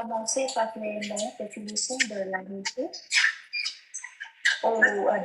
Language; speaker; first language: French; non-native, learner; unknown